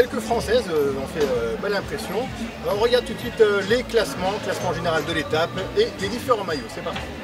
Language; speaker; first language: French; native; French